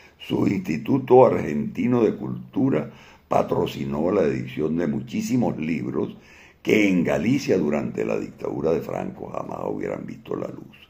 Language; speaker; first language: Spanish; native; Spanish